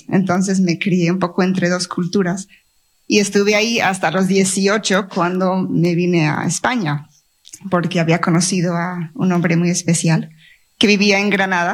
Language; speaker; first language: Spanish; native; Spanish